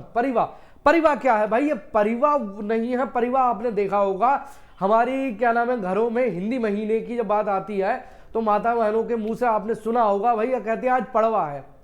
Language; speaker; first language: Hindi; native; Hindi